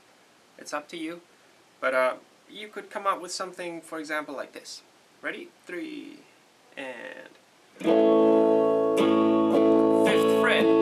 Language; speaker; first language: English; native; English